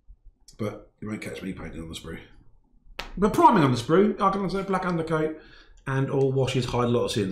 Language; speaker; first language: English; native; English